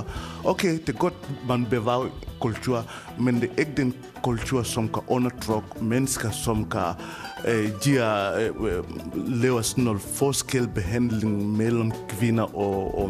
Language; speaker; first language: Danish; non-native, fluent; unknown